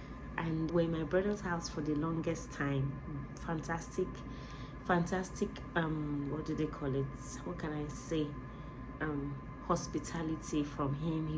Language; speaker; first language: English; non-native, local second language; Yoruba